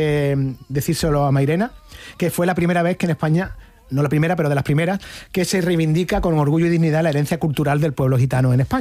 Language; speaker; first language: Spanish; native; Spanish